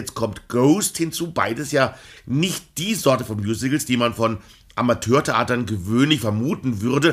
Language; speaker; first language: German; native; German